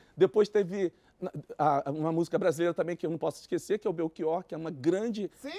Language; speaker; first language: Portuguese; native; Portuguese